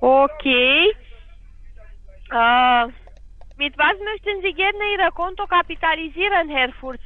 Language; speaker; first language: German; non-native, fluent; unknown